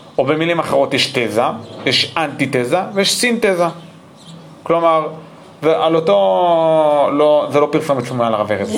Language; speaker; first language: Hebrew; early bilingual, heritage; English